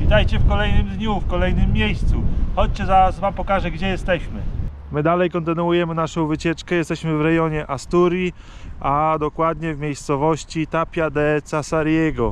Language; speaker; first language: Polish; native; Polish